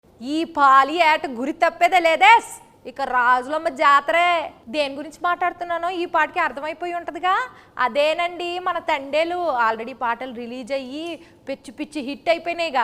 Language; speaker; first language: Telugu; native; Telugu